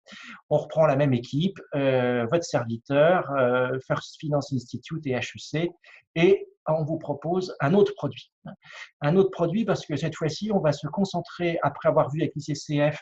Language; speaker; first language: French; native; French